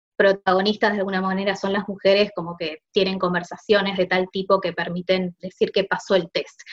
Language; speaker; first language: Spanish; native; Spanish